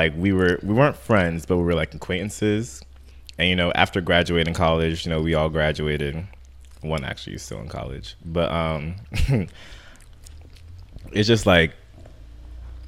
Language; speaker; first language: English; native; English